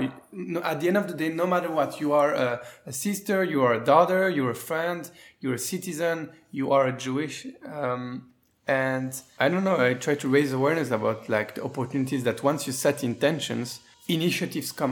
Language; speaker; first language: English; non-native, fluent; French